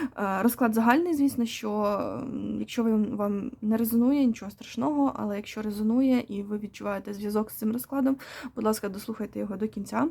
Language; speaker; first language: Ukrainian; non-native, local second language; Russian